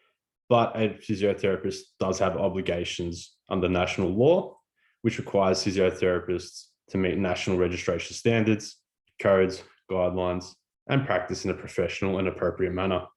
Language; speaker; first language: English; native; English